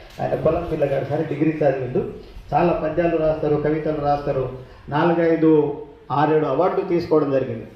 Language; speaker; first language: Telugu; non-native, local second language; Gondi